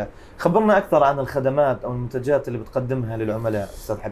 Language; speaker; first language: Arabic; native; Arabic